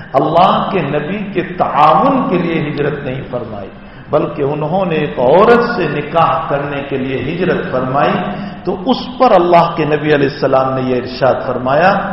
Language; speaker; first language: Urdu; non-native, local second language; Gujarati